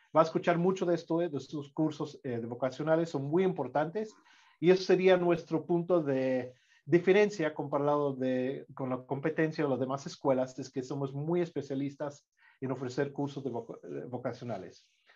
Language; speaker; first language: Spanish; non-native, fluent; English